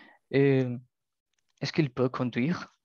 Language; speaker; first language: French; non-native, learner; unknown